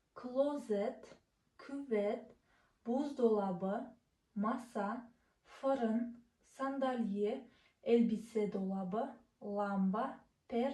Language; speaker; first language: Turkish; non-native, fluent; Kazakh